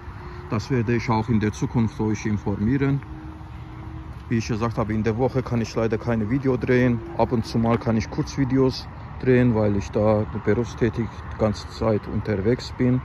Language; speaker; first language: German; non-native, fluent; Azerbaijani